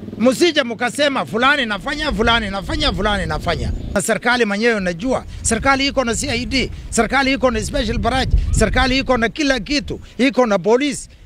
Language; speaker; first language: Swahili; non-native, local second language; Somali